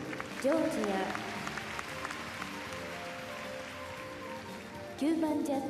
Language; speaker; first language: Japanese; native; Japanese